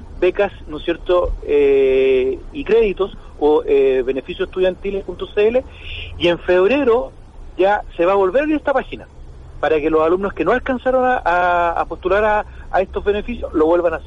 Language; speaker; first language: Spanish; native; Spanish